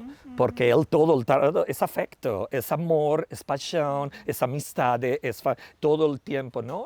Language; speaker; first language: Portuguese; non-native, learner; Spanish